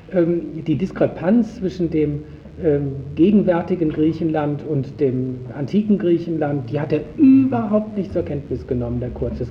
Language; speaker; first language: German; native; German